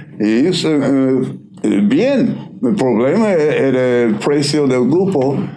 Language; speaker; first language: Spanish; non-native, learner; English